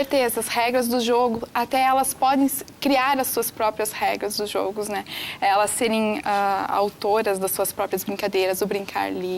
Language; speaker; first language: Portuguese; native; Portuguese